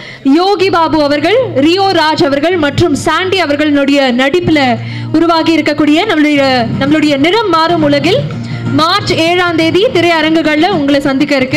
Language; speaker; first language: Tamil; native; Tamil